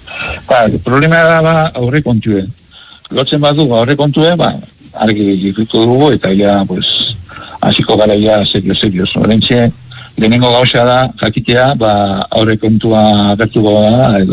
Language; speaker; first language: Basque; non-native, local second language; Spanish